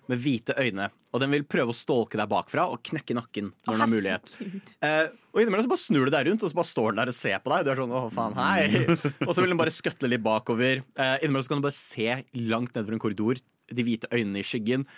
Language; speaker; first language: Norwegian; native; Norwegian